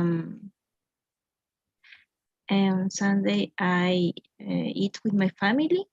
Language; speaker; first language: English; non-native, learner; Spanish